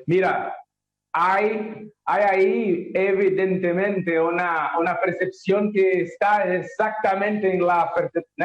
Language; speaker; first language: Spanish; non-native, learner; Portuguese